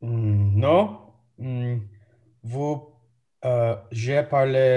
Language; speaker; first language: French; non-native, learner; English